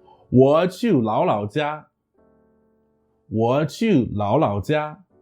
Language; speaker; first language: Chinese; non-native, fluent; English